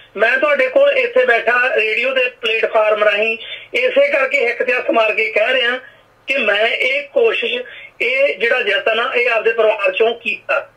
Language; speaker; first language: Punjabi; native; Punjabi